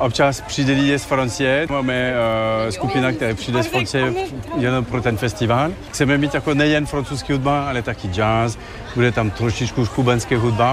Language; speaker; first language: Czech; non-native, learner; French